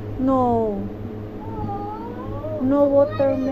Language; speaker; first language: English; non-native, learner; Filipino